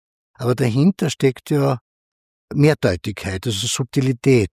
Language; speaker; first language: German; native; German